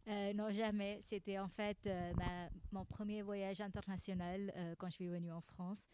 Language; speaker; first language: French; non-native, fluent; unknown